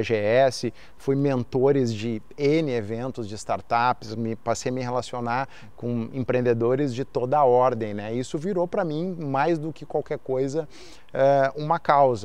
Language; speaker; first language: Portuguese; native; Portuguese